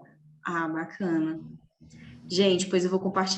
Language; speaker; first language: Portuguese; native; Portuguese